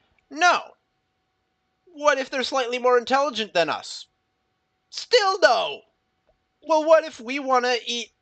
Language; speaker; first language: English; native; English